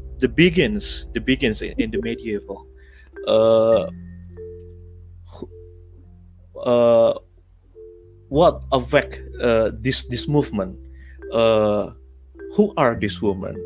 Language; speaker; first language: English; non-native, learner; Indonesian